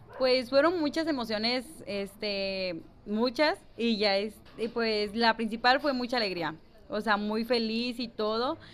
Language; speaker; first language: Spanish; native; Spanish